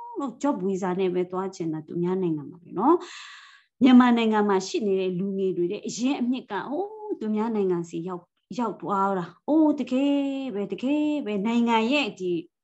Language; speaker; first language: Burmese; non-native, local second language; Kachin